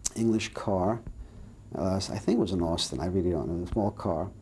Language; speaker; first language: English; early bilingual, other home language; Serbian